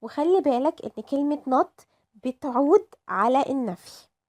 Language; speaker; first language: Arabic; native; Arabic